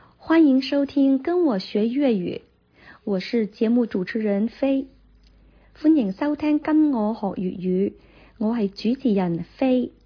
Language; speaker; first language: Chinese; non-native, local second language; Cantonese